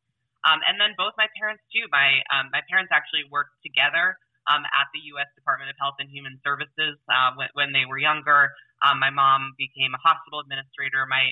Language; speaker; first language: English; native; English